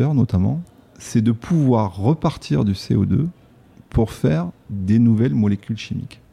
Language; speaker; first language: French; native; French